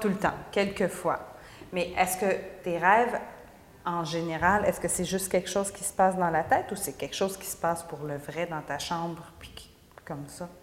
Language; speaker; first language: French; native; French